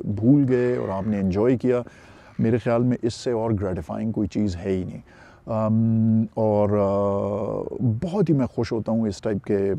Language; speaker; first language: Urdu; non-native, local second language; Pashto